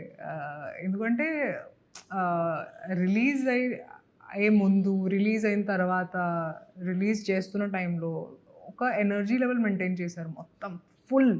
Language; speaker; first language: Telugu; non-native, fluent; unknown